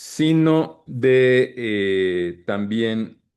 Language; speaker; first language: Spanish; native; Spanish